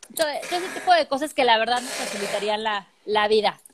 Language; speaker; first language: Spanish; native; Spanish